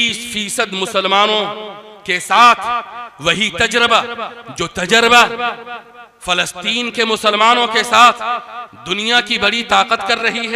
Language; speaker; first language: Urdu; native; Urdu